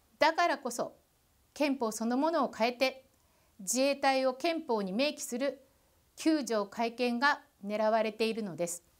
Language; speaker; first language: Japanese; native; Japanese